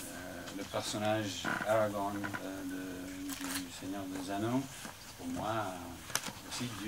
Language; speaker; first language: French; non-native, fluent; English